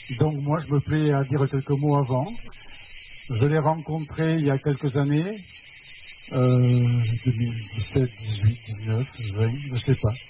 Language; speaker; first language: French; non-native, fluent; Spanish